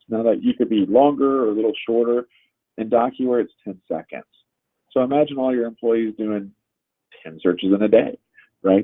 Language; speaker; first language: English; native; English